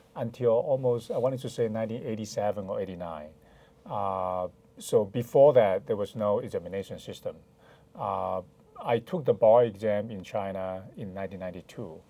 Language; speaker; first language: English; non-native, fluent; Chinese